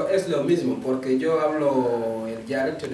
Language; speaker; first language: Spanish; non-native, local second language; Wolof